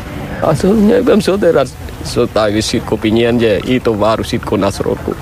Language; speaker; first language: Polish; non-native, learner; Vietnamese